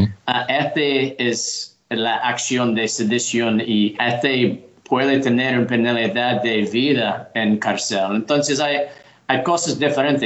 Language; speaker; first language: Spanish; non-native, learner; English